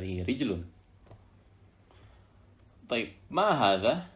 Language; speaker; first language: Arabic; non-native, fluent; Indonesian